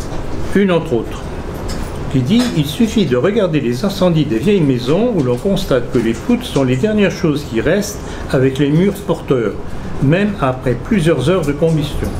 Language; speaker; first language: French; native; French